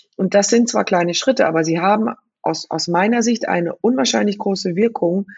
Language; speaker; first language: German; native; German